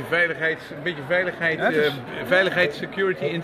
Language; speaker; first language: Dutch; native; Dutch